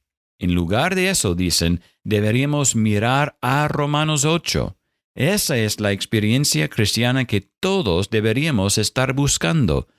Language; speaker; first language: Spanish; non-native, fluent; English